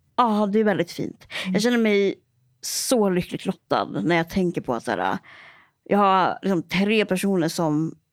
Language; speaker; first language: Swedish; native; Swedish